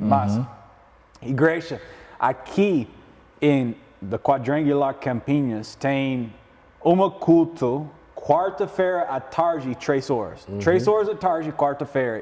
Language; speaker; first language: Portuguese; non-native, learner; English